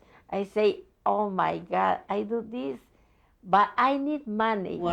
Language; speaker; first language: English; non-native, learner; Spanish